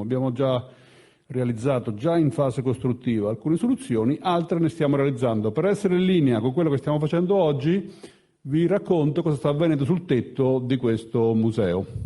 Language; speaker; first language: Italian; native; Italian